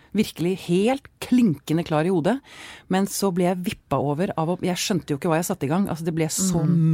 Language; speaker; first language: Norwegian; native; Norwegian